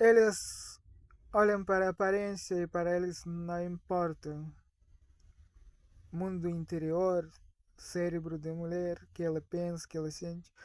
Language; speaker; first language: Portuguese; non-native, fluent; Russian